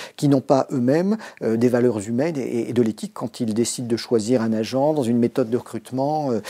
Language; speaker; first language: French; native; French